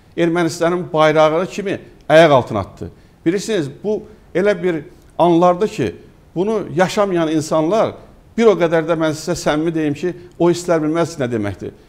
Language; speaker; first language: Azerbaijani; native; Azerbaijani